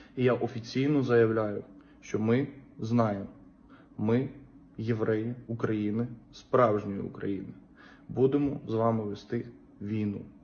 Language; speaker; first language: Ukrainian; non-native, local second language; Russian